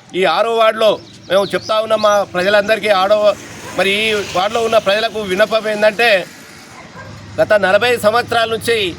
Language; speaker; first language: Telugu; native; Telugu